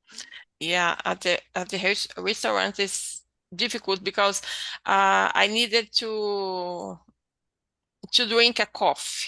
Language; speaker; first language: English; non-native, learner; Portuguese